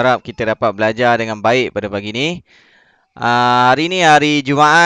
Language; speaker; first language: Malay; native; Malay